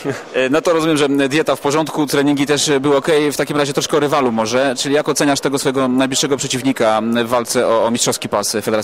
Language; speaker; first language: Polish; native; Polish